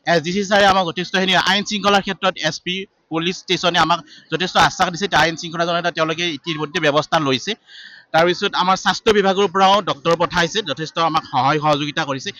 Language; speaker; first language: Assamese; native; Assamese